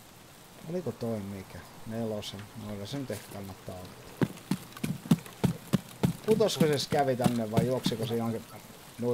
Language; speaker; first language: Finnish; native; Finnish